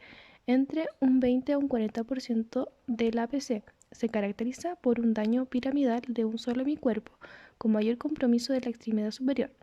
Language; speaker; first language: Spanish; native; Spanish